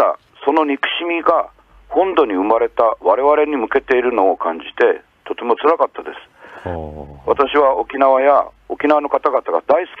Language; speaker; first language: Japanese; native; Japanese